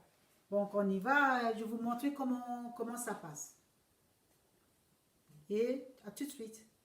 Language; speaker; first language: French; non-native, fluent; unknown